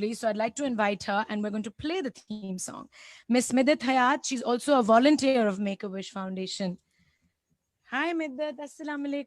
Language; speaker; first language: English; non-native, local second language; Urdu